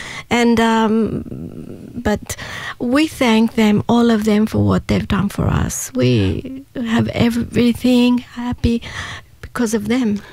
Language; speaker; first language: English; early bilingual, other home language; Italian